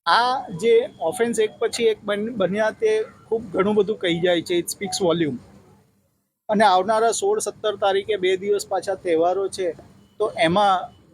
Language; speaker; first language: Gujarati; native; Gujarati